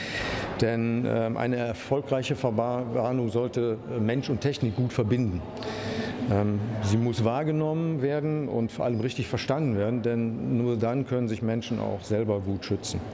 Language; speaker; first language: German; native; German